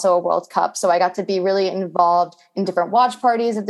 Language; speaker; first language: English; native; English